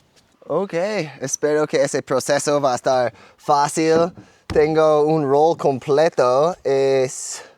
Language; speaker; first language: Spanish; non-native, fluent; English